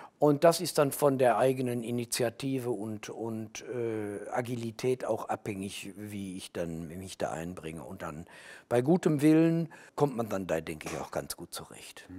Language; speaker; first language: German; native; German